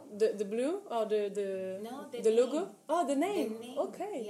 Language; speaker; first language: English; non-native, fluent; Arabic